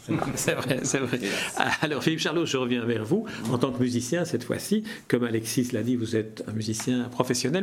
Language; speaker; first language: French; native; French